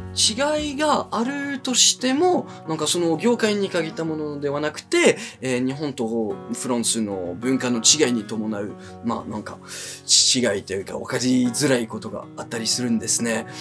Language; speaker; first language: Japanese; non-native, fluent; French